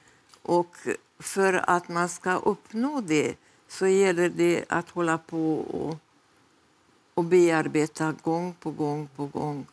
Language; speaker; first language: Swedish; non-native, fluent; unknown